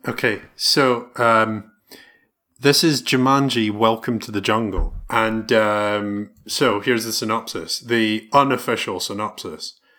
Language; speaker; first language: English; native; English